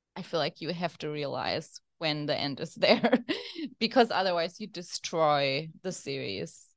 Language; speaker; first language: English; non-native, fluent; German